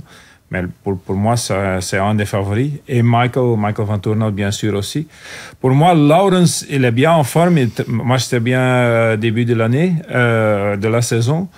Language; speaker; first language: French; non-native, local second language; Dutch